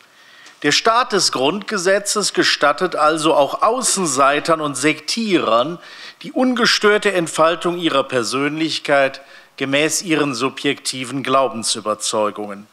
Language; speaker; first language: German; native; German